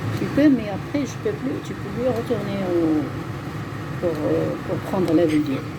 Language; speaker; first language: French; non-native, local second language; Arabic